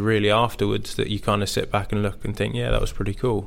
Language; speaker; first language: English; native; English